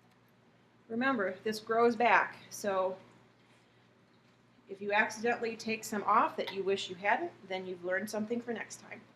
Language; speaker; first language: English; native; English